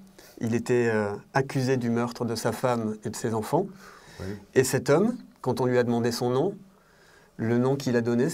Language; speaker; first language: French; native; French